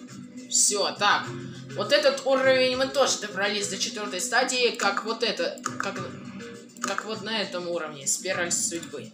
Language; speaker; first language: Russian; native; Russian